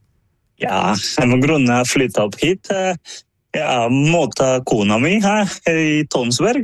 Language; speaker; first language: Norwegian; non-native, fluent; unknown